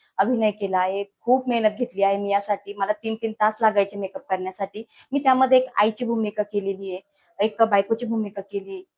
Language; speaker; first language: Marathi; native; Marathi